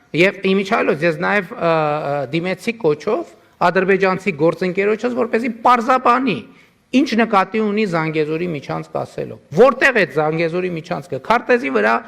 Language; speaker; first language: Armenian; native; Armenian